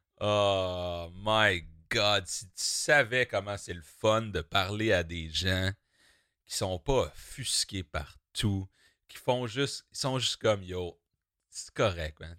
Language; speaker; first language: French; native; French